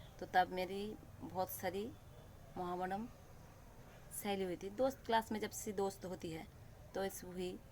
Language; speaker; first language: Hindi; non-native, local second language; Bangla